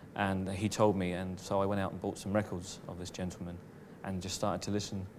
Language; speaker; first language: English; native; English